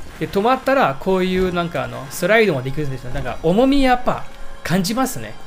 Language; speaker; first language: Japanese; non-native, fluent; English